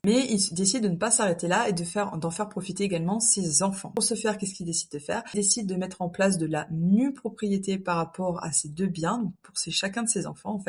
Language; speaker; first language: French; native; French